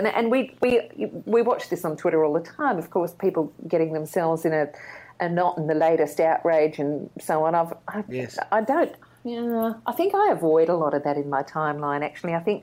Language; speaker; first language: English; native; English